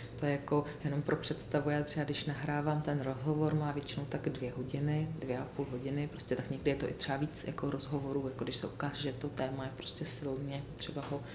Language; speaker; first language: Czech; native; Czech